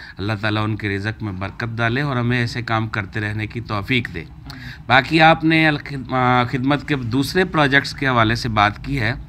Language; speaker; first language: Urdu; non-native, local second language; Punjabi